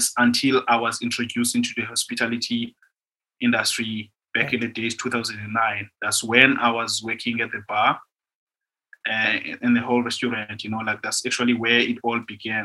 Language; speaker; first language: English; non-native, local second language; Xhosa